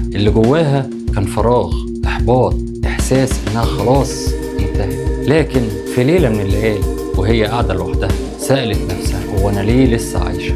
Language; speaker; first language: Arabic; native; Arabic